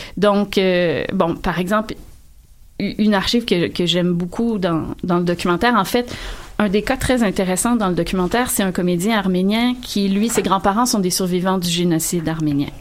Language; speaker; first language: French; native; French